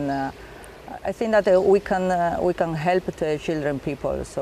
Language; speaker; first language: English; non-native, learner; Spanish